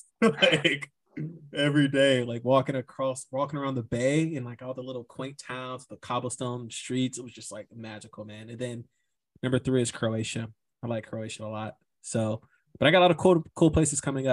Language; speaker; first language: English; native; English